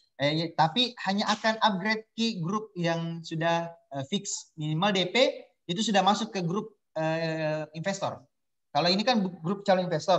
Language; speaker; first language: Indonesian; native; Indonesian